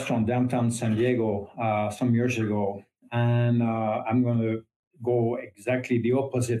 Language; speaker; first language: English; non-native, fluent; French